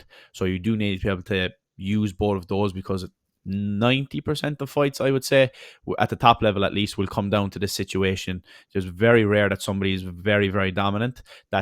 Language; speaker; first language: English; native; English